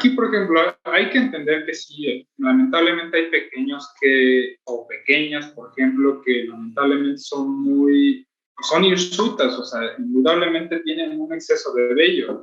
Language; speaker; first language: Spanish; native; Spanish